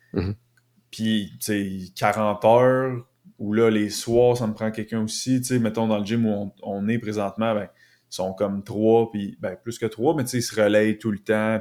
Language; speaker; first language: French; native; French